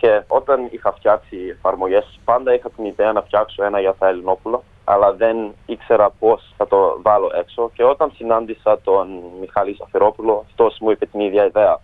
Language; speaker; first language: Greek; early bilingual, heritage; Greek